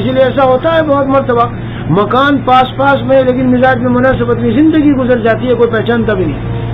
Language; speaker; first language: Urdu; native; Urdu